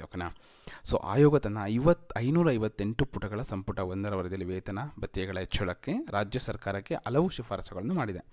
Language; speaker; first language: Kannada; native; Kannada